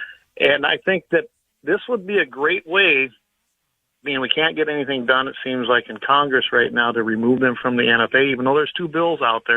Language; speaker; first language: English; native; English